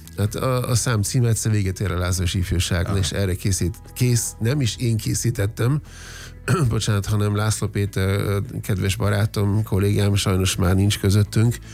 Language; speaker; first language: Hungarian; non-native, fluent; German